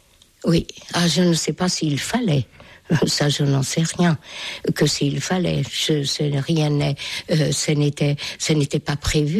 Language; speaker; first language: French; non-native, fluent; Hungarian